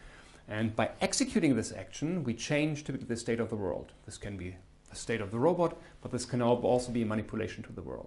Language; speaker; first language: English; non-native, fluent; German